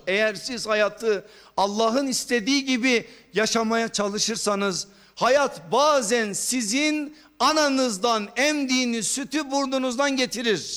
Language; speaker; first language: Turkish; native; Turkish